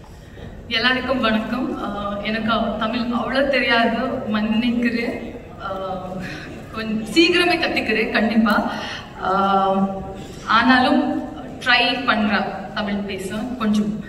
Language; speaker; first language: Tamil; non-native, learner; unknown